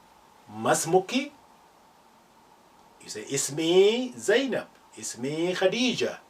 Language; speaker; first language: Arabic; non-native, fluent; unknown